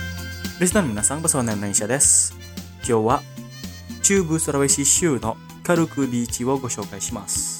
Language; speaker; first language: Japanese; non-native, fluent; Indonesian